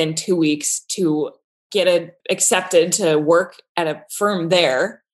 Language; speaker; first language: English; native; English